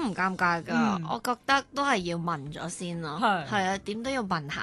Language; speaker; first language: Cantonese; native; Cantonese